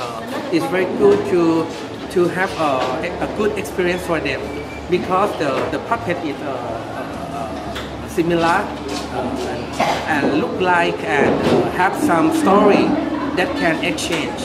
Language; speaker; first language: English; non-native, learner; Thai